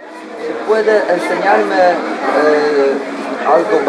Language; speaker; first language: Spanish; non-native, learner; Polish